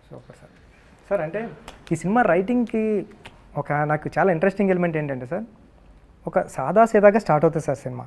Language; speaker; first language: Telugu; native; Telugu